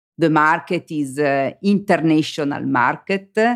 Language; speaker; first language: English; non-native, learner; Italian